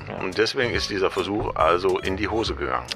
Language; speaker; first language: German; native; German